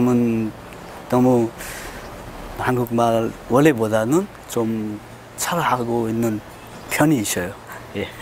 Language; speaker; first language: Korean; non-native, learner; Nepali